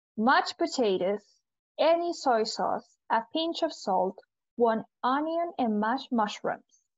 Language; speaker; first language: English; non-native, fluent; Spanish